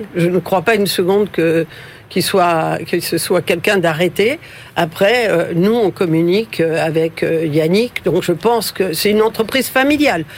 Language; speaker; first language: French; early bilingual, other home language; Spanish